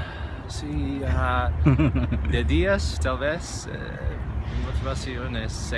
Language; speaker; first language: Spanish; non-native, learner; English